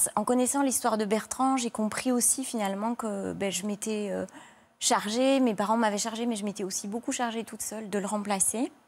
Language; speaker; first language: French; native; French